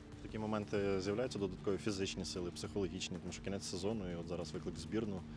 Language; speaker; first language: Ukrainian; native; Ukrainian